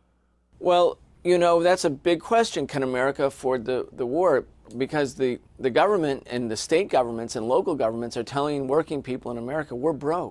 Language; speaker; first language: English; native; English